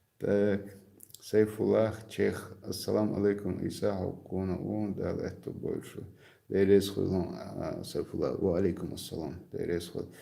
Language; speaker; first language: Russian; non-native, local second language; Chechen